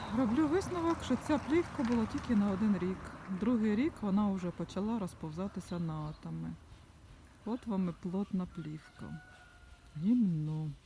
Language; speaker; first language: Ukrainian; non-native, local second language; Russian